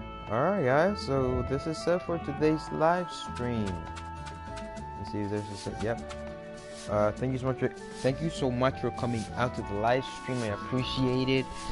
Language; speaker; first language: English; early bilingual, other home language; Spanish